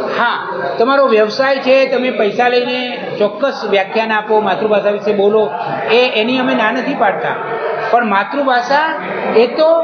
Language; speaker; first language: Gujarati; native; Gujarati